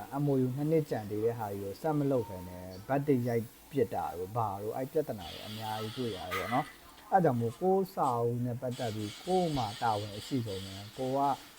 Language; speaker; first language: Burmese; native; Burmese